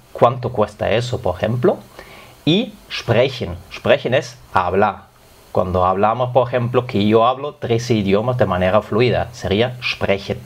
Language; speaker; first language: Spanish; non-native, fluent; German